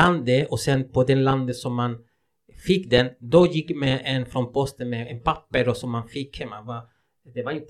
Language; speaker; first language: Swedish; non-native, fluent; Spanish